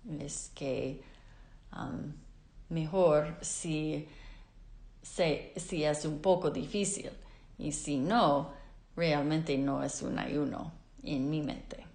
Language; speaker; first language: Spanish; non-native, fluent; English